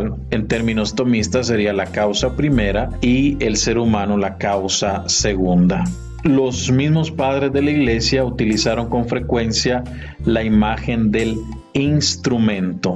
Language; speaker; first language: Spanish; native; Spanish